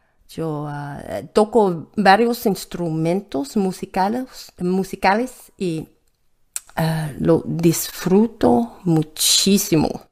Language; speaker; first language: Spanish; non-native, learner; English